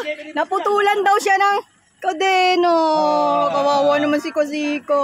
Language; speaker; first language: Filipino; native; Filipino